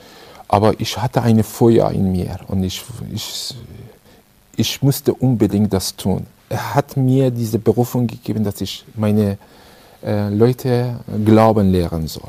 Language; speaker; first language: German; non-native, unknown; Persian